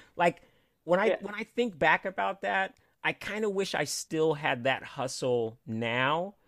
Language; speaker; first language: English; native; English